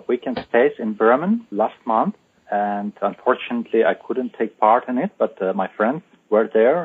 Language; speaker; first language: English; non-native, fluent; Uzbek